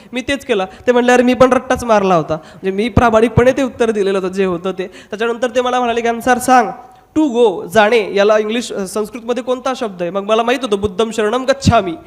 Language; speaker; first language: Marathi; non-native, local second language; Hindi